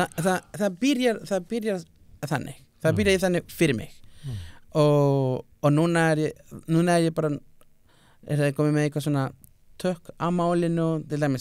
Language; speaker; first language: Icelandic; non-native, learner; Spanish